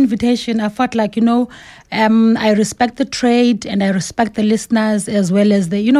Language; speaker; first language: English; non-native, local second language; Xhosa